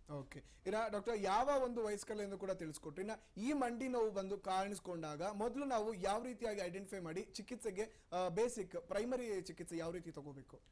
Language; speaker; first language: Kannada; non-native, local second language; Kodava